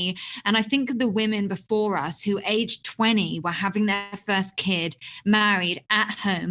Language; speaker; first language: English; native; English